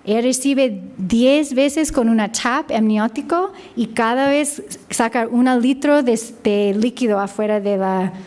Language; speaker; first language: Spanish; non-native, learner; English